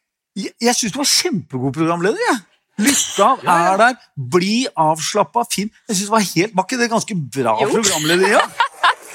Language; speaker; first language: Norwegian; native; Norwegian